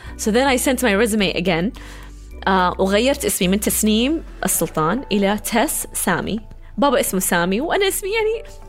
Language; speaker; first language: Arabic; early bilingual, heritage; Arabic